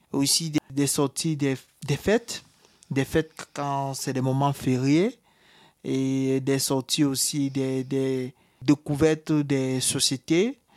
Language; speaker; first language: French; native; French